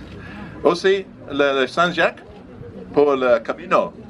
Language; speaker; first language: French; non-native, learner; English